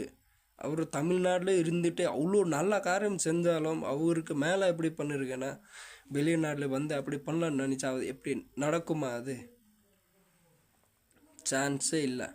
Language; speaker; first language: Tamil; non-native, fluent; Nepali